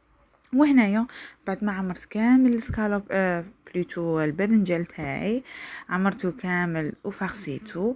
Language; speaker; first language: Arabic; native; Arabic